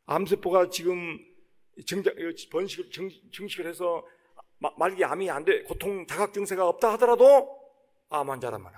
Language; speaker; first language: Korean; native; Korean